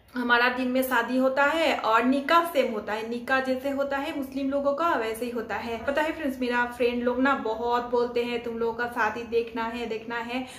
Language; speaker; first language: Hindi; non-native, local second language; Bangla